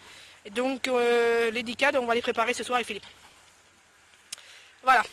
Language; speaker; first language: French; native; French